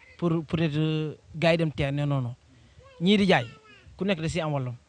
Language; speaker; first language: Wolof; non-native, local second language; Jola-Fonyi